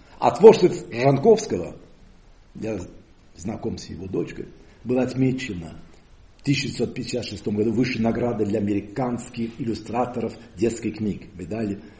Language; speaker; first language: Russian; non-native, fluent; Occitan